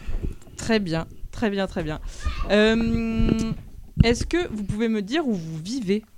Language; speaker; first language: French; native; French